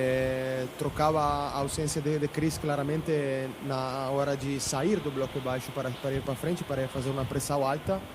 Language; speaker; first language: Portuguese; non-native, fluent; Italian